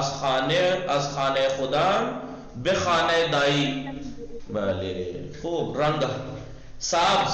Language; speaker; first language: Persian; non-native, fluent; Urdu